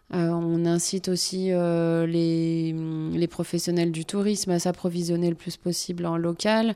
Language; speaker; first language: French; native; French